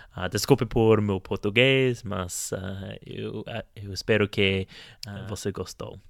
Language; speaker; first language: Portuguese; non-native, learner; English